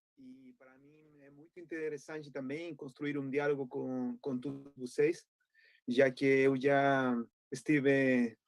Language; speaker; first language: Portuguese; non-native, fluent; Spanish